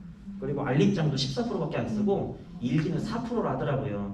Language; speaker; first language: Korean; native; Korean